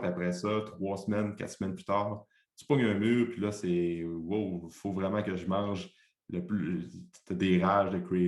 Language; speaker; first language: French; native; French